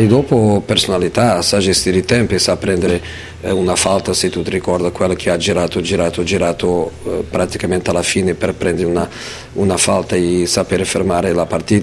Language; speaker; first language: Italian; non-native, fluent; Portuguese